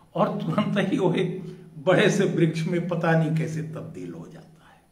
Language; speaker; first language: Hindi; native; Hindi